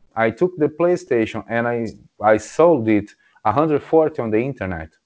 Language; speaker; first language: English; non-native, fluent; Portuguese